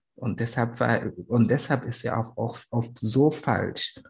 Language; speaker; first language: German; non-native, fluent; Swahili